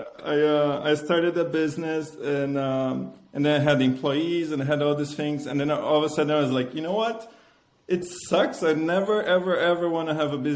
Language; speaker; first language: English; non-native, fluent; Portuguese